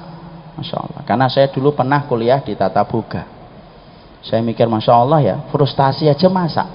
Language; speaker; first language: Indonesian; native; Indonesian